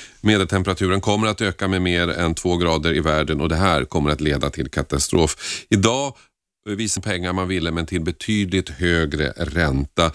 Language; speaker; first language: Swedish; native; Swedish